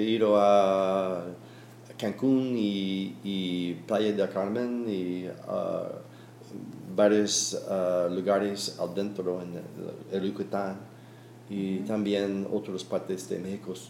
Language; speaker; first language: Spanish; non-native, learner; English